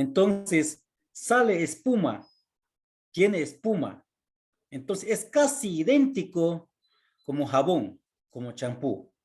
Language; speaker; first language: Spanish; non-native, local second language; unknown